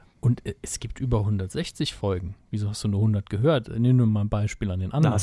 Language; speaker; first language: German; native; German